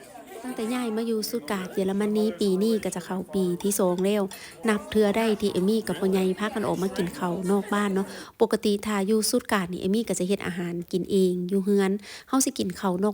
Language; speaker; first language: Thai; non-native, local second language; Northeastern Thai